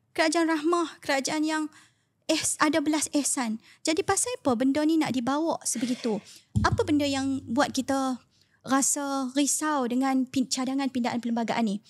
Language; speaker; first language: Malay; native; Malay